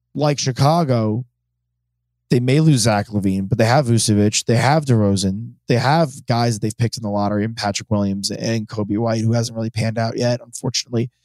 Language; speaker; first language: English; native; English